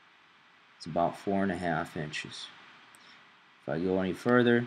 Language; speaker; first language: English; native; English